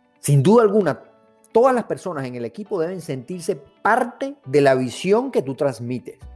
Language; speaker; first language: Spanish; native; Spanish